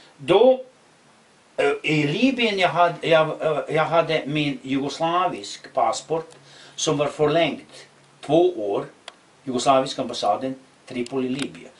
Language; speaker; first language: Swedish; non-native, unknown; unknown